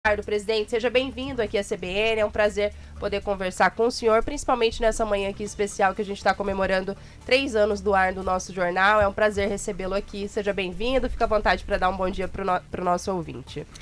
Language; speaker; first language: Portuguese; native; Portuguese